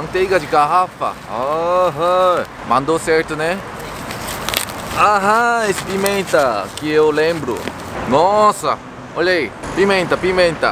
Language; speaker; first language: Portuguese; non-native, learner; Korean